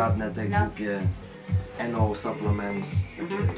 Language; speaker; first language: Polish; early bilingual, heritage; Polish